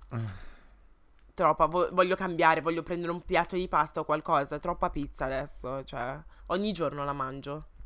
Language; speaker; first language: Italian; early bilingual, other home language; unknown